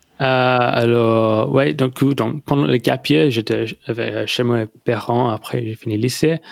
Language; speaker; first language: French; non-native, learner; English